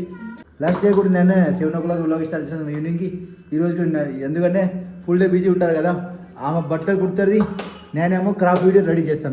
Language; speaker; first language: Telugu; non-native, learner; Hindi